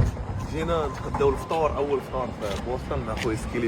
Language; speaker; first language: Arabic; native; Arabic